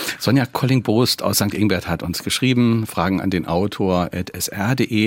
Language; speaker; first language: German; native; German